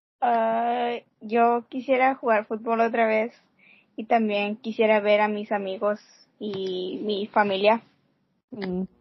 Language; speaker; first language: Spanish; early bilingual, heritage; Spanish